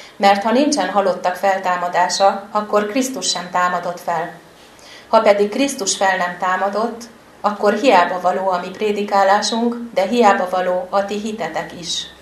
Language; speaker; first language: Hungarian; native; Hungarian